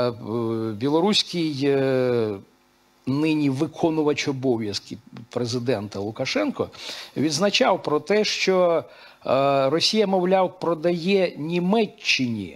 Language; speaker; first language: Ukrainian; native; Ukrainian